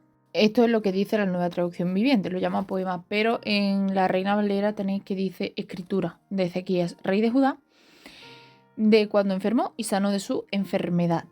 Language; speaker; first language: Spanish; native; Spanish